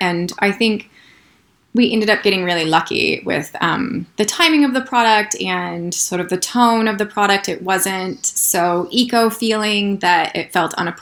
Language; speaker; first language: English; native; English